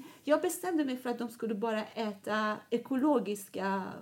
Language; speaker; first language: Swedish; non-native, fluent; Persian